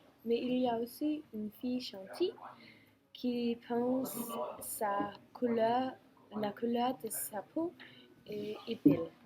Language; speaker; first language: French; non-native, learner; Danish